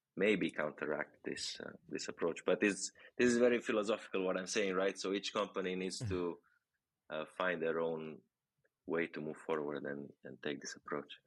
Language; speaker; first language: English; non-native, fluent; Romanian